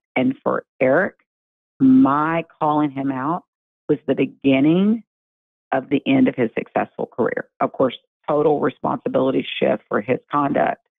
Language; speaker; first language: English; native; English